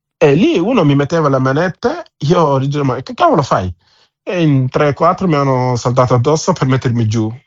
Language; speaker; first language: Italian; non-native, fluent; Wolof